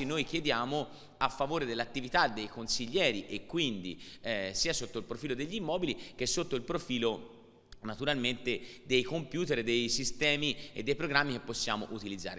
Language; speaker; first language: Italian; native; Italian